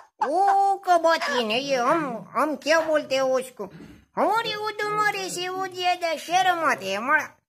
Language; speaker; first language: Hindi; non-native, local second language; Pashto